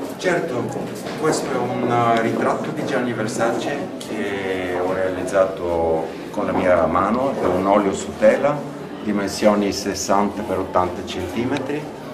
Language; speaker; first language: Italian; non-native, fluent; Bulgarian